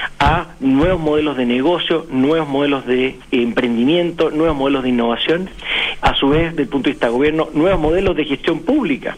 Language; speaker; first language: Spanish; native; Spanish